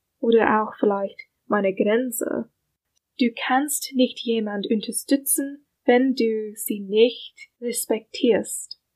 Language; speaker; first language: German; non-native, learner; English